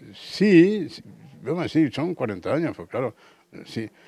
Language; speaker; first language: Spanish; native; Spanish